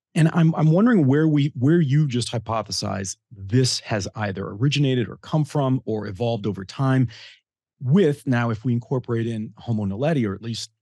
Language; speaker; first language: English; native; English